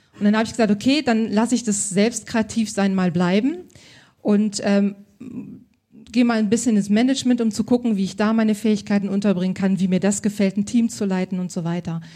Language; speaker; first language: German; native; German